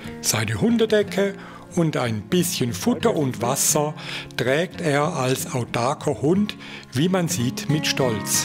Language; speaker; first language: German; native; German